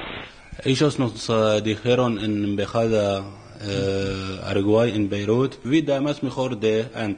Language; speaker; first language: Spanish; non-native, learner; Arabic